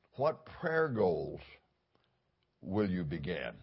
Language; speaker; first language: English; native; English